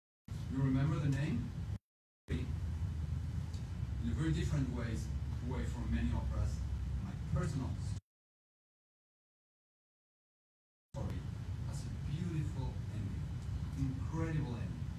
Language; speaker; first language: English; non-native, fluent; Spanish